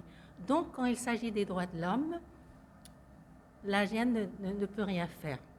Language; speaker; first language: French; non-native, fluent; Lao